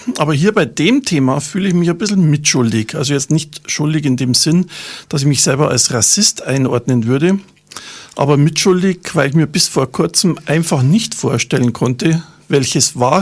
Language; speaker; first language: German; native; German